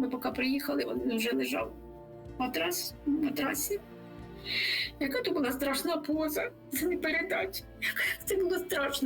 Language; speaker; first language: Ukrainian; native; Ukrainian